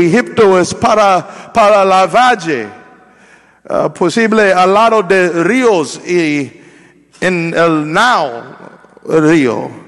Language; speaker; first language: Spanish; non-native, learner; English